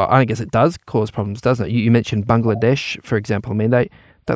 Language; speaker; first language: English; native; English